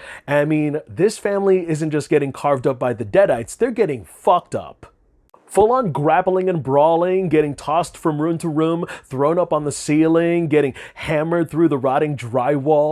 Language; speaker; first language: English; native; English